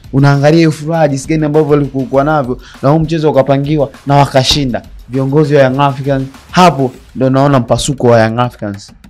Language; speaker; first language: Swahili; native; Swahili